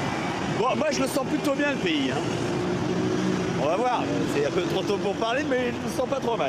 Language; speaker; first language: French; native; French